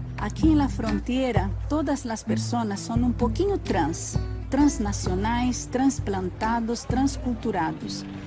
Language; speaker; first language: Portuguese; non-native, fluent; Spanish